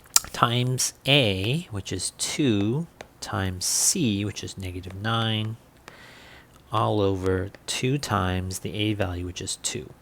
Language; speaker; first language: English; native; English